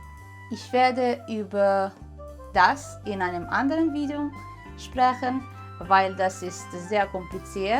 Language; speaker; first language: German; non-native, learner; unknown